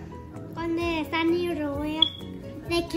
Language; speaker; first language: Spanish; early bilingual, heritage; Spanish